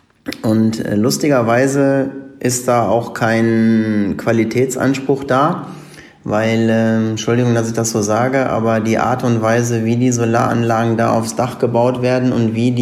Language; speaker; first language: German; native; German